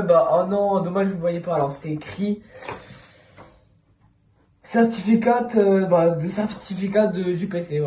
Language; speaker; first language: French; native; French